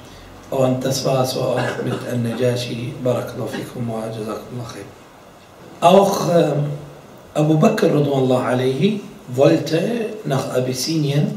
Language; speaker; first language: German; non-native, fluent; Arabic